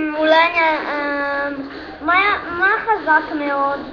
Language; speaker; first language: Hebrew; early bilingual, other home language; Russian